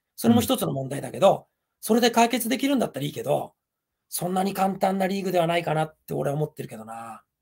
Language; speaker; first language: Japanese; native; Japanese